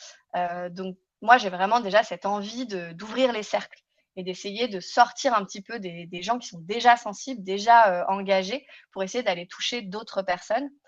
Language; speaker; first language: French; native; French